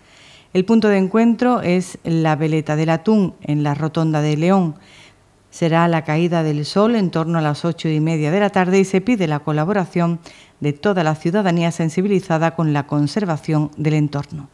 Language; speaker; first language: Spanish; native; Spanish